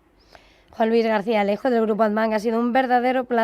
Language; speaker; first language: Spanish; native; Spanish